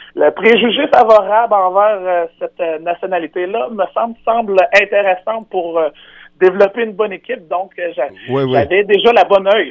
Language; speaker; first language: French; native; French